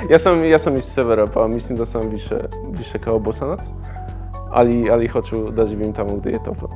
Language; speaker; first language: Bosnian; non-native, fluent; Polish